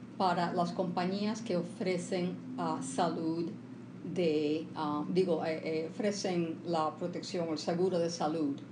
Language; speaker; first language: Spanish; early bilingual, heritage; Spanish